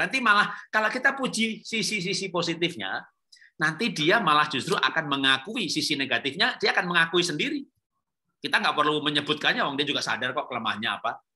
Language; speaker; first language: Indonesian; native; Indonesian